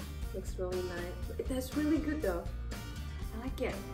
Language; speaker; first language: English; non-native, fluent; Indonesian